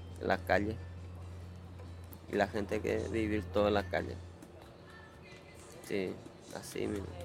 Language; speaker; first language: Spanish; non-native, local second language; Guarani